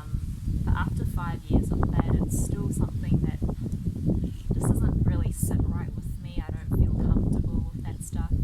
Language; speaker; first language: English; early bilingual, other home language; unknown